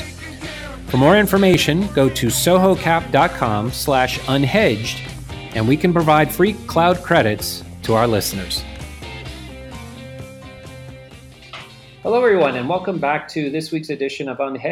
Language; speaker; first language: English; native; English